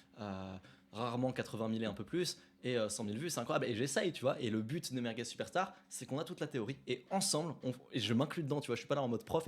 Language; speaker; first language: French; native; French